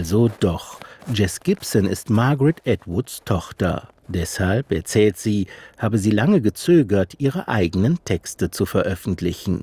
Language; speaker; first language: German; native; German